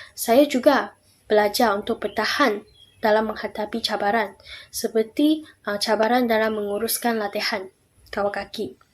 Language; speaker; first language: Malay; non-native, local second language; Chinese